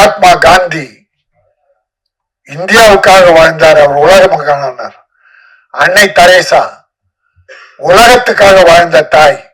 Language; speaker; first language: Tamil; native; Tamil